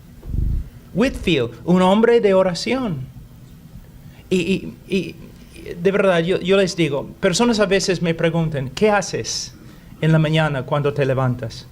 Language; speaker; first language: Spanish; non-native, fluent; English